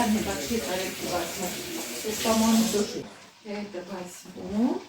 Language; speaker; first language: Russian; non-native, fluent; Armenian